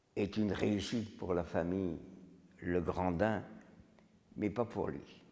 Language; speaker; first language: French; native; French